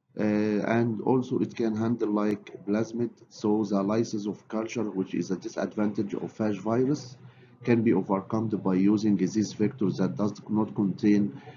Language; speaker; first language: English; non-native, fluent; Arabic